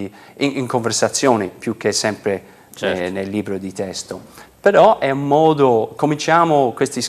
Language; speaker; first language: Italian; non-native, fluent; English